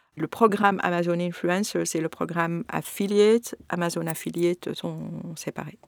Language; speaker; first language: French; native; French